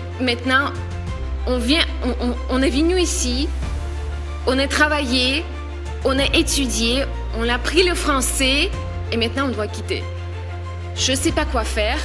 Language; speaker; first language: French; non-native, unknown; Ukrainian